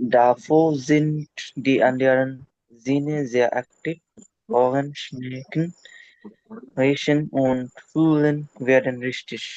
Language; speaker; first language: German; non-native, learner; Bangla